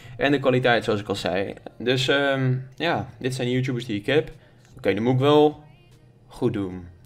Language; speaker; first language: Dutch; native; Dutch